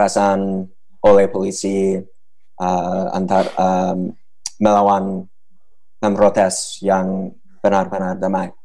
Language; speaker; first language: Indonesian; non-native, fluent; English